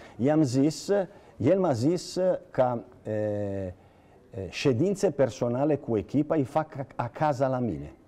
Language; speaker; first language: Romanian; non-native, fluent; Italian